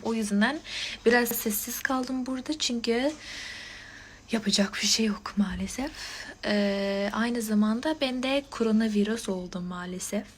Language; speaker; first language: Turkish; non-native, fluent; English